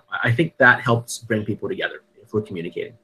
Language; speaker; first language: English; native; English